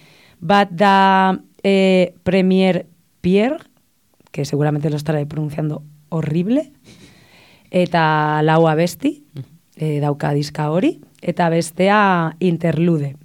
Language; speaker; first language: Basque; non-native, local second language; Spanish